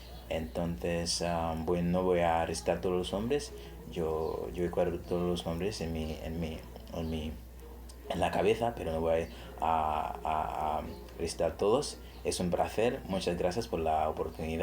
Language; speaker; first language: Spanish; non-native, fluent; Haitian Creole